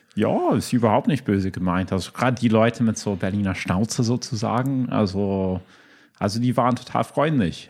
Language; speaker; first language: German; non-native, fluent; English